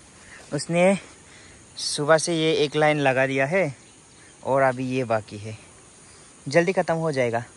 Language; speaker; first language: Hindi; non-native, local second language; Garo